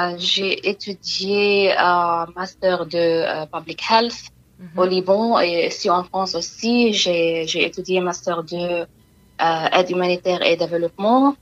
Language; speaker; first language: French; non-native, learner; Arabic